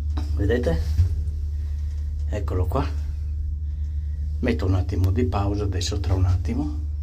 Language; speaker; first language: Italian; native; Italian